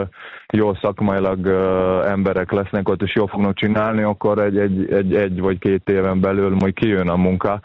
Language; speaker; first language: Hungarian; non-native, fluent; Serbian